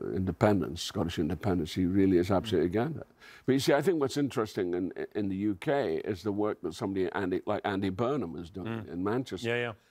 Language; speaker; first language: English; native; English